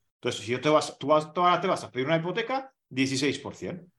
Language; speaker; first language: Spanish; non-native, fluent; Hungarian